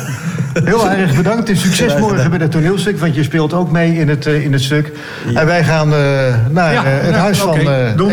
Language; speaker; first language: Dutch; native; Dutch